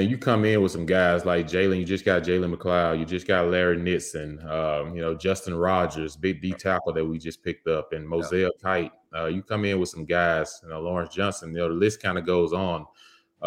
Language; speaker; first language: English; native; English